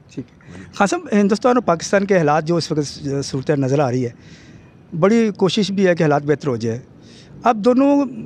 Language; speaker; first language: Urdu; non-native, local second language; Punjabi